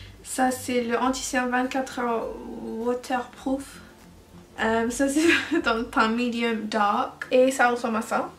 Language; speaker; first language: French; early bilingual, heritage; French